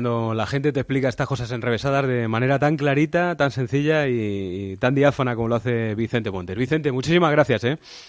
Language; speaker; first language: Spanish; native; Spanish